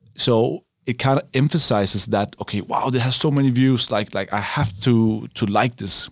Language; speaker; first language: English; non-native, fluent; Danish